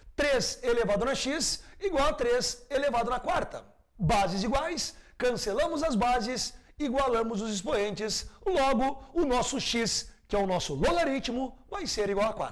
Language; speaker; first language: Portuguese; native; Portuguese